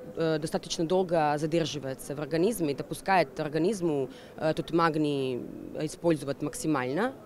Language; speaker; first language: Russian; non-native, fluent; Serbian